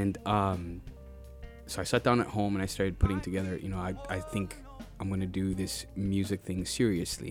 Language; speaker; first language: English; non-native, local second language; Ganda